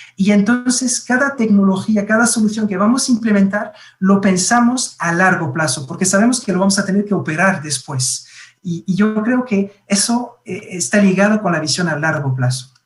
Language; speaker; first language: Spanish; non-native, fluent; French